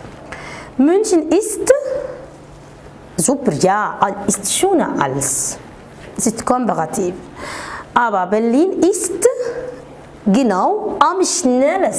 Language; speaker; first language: German; non-native, fluent; Arabic